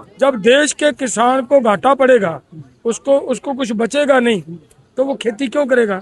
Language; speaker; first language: Hindi; non-native, local second language; Punjabi